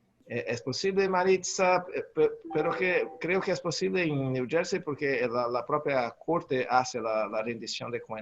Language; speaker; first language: Spanish; non-native, learner; Portuguese